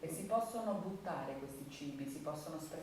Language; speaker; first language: Italian; native; Italian